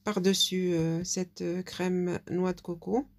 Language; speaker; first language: French; non-native, local second language; Arabic